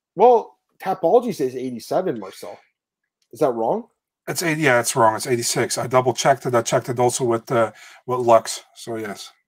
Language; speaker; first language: English; non-native, fluent; Dutch